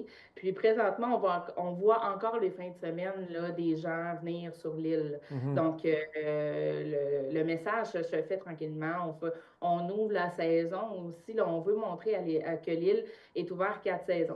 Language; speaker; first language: French; native; French